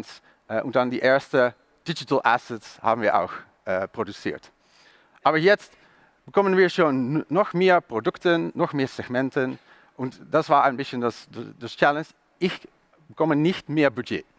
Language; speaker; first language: German; non-native, learner; Dutch